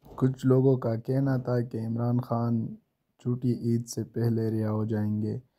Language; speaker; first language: Urdu; non-native, local second language; Pashto